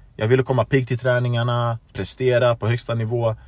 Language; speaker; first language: Swedish; early bilingual, other home language; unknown